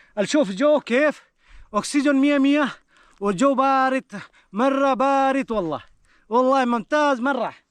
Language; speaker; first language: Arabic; non-native, learner; Bangla